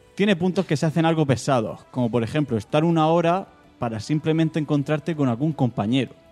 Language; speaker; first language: Spanish; native; Spanish